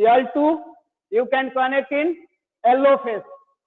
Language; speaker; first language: English; non-native, learner; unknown